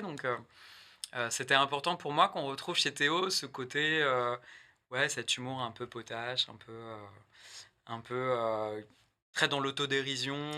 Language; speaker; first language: French; native; French